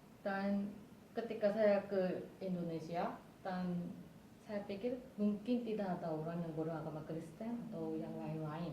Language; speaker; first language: Indonesian; non-native, fluent; Korean